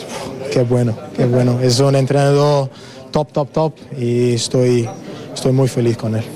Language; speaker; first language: Spanish; non-native, learner; English